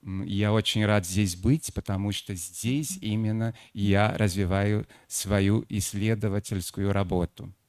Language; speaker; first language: Russian; non-native, fluent; Portuguese